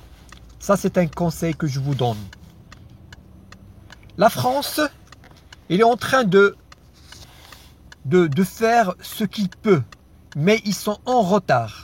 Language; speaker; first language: French; non-native, fluent; Arabic